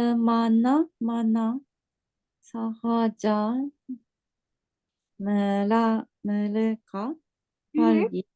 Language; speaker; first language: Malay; non-native, learner; Japanese